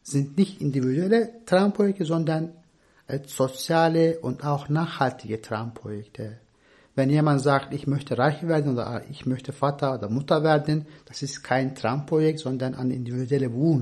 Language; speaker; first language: German; non-native, fluent; Turkish